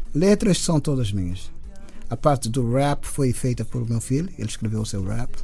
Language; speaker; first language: Portuguese; non-native, local second language; Kabuverdianu